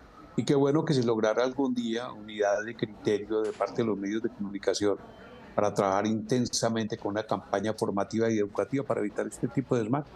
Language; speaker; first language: Spanish; native; Spanish